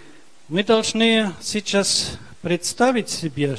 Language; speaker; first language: Russian; early bilingual, heritage; Russian